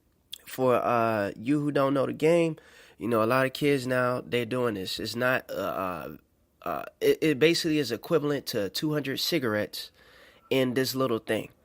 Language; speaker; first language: English; native; English